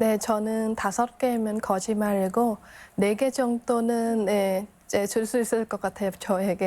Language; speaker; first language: Korean; non-native, fluent; Khmer